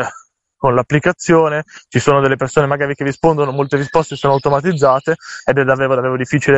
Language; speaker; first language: Italian; native; Italian